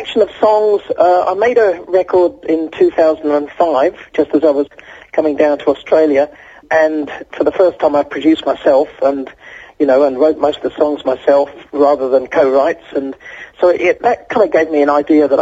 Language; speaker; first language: English; native; English